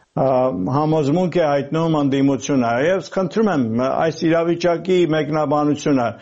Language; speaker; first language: Armenian; native; Armenian